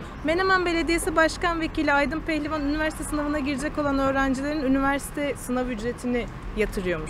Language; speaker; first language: Turkish; native; Turkish